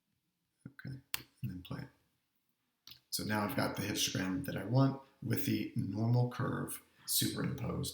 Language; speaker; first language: English; native; English